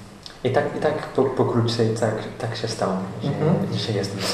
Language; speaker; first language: Polish; non-native, learner; Portuguese